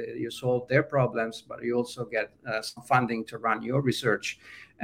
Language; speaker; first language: English; non-native, fluent; Italian